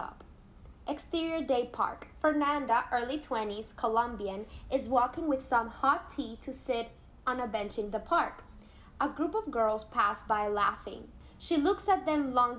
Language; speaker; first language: English; non-native, fluent; Spanish